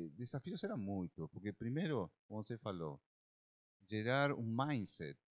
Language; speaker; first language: Portuguese; non-native, learner; Spanish